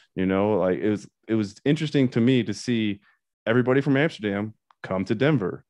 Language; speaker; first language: English; native; English